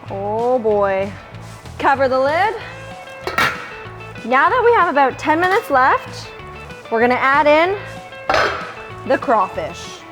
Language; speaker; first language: English; native; English